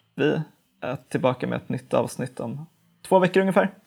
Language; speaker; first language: Swedish; native; Swedish